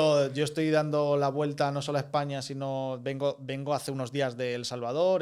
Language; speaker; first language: Spanish; native; Spanish